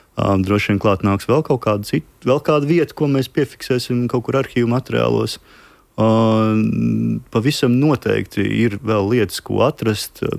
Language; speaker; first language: Latvian; native; Latvian